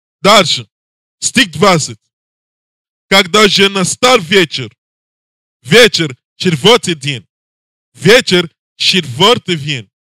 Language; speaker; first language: Russian; non-native, learner; English